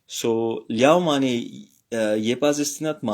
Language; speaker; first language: Latvian; non-native, learner; Morisyen